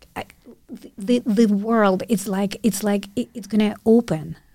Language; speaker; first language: English; non-native, fluent; Russian